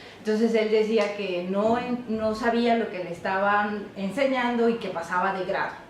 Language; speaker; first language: Spanish; non-native, local second language; Zapotec